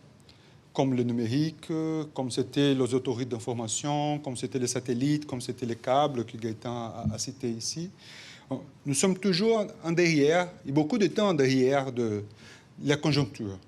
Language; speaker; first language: French; non-native, fluent; Portuguese